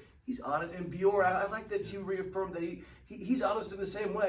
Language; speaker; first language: English; native; English